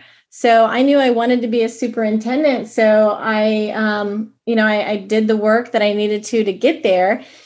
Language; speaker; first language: English; native; English